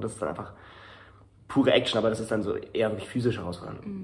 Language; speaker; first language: German; native; German